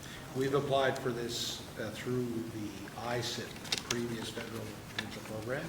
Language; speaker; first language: English; native; English